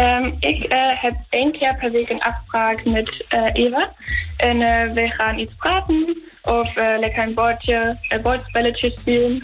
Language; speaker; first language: Dutch; non-native, learner; German